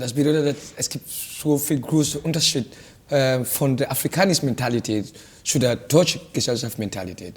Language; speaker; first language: German; non-native, fluent; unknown